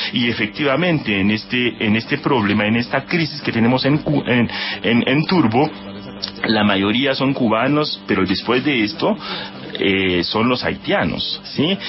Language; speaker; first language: Spanish; non-native, fluent; Haitian Creole